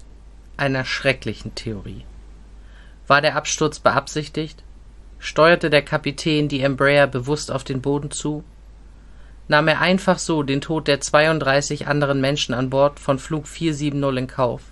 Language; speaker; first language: German; native; German